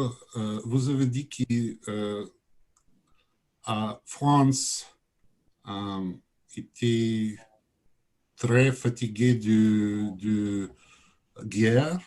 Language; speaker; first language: French; non-native, learner; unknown